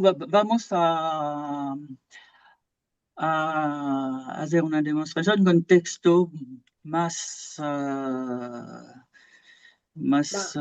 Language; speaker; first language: Spanish; non-native, fluent; French